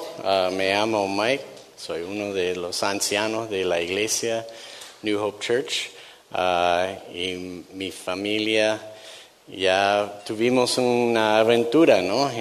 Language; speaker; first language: Spanish; non-native, fluent; English